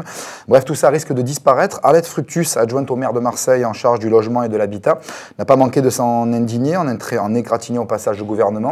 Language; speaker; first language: French; native; French